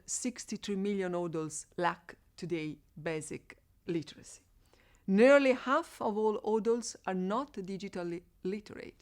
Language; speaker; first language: English; non-native, fluent; Italian